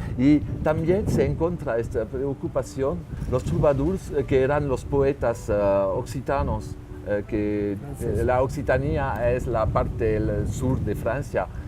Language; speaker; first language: Spanish; non-native, learner; French